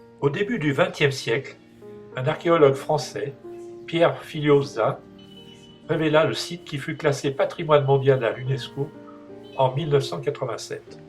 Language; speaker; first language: French; native; French